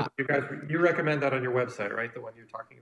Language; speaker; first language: English; native; English